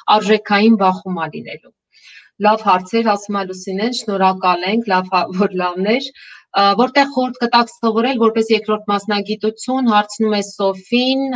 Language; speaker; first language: Armenian; native; Armenian